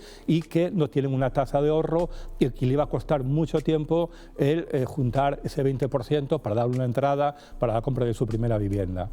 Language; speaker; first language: Spanish; native; Spanish